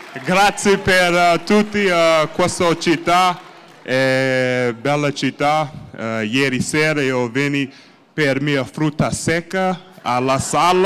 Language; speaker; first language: Italian; non-native, learner; English